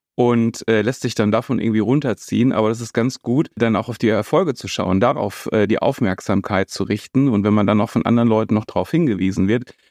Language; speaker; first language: German; native; German